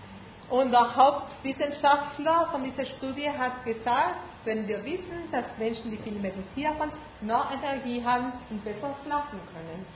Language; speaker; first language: German; non-native, fluent; Spanish